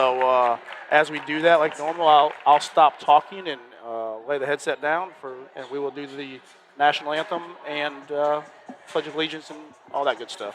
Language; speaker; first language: English; native; English